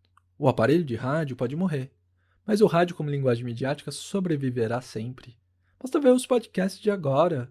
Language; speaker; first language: Portuguese; native; Portuguese